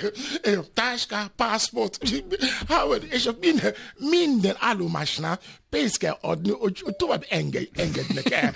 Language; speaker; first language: Hungarian; non-native, fluent; Yoruba